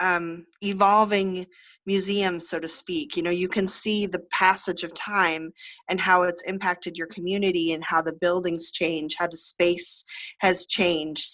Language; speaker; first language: English; native; English